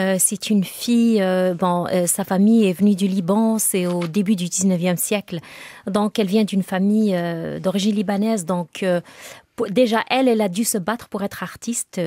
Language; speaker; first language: French; non-native, local second language; Arabic